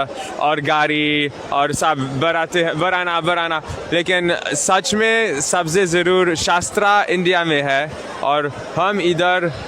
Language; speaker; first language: Hindi; non-native, learner; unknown